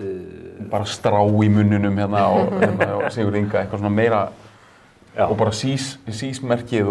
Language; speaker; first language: Icelandic; native; Icelandic